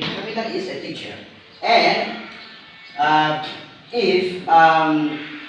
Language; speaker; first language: English; non-native, learner; Indonesian